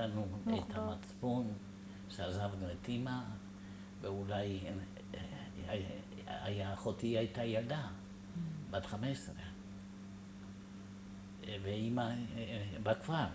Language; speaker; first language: Hebrew; non-native, fluent; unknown